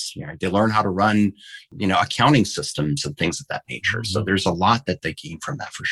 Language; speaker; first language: English; early bilingual, heritage; English